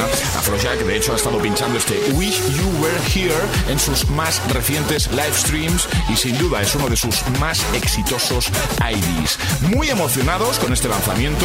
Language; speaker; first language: Spanish; native; Spanish